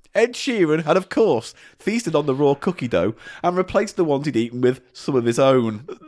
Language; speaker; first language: English; native; English